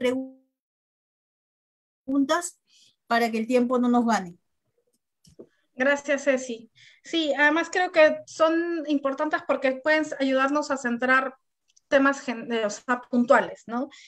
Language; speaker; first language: Spanish; native; Spanish